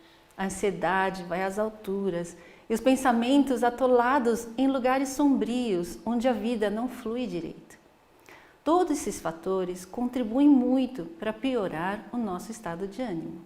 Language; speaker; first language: Portuguese; native; Portuguese